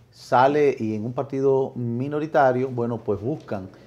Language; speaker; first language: Spanish; native; Spanish